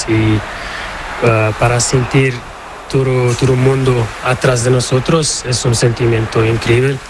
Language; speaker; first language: Spanish; non-native, learner; Portuguese